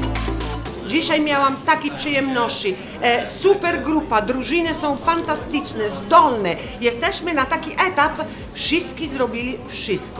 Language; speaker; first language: Polish; non-native, fluent; Italian